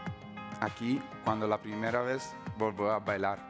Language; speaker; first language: Spanish; non-native, fluent; Italian